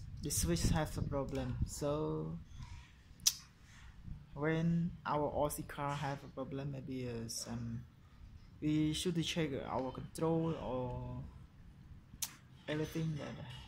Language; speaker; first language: English; non-native, learner; Khmer